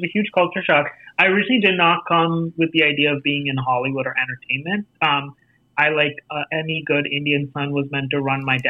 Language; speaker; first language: English; non-native, local second language; Hindi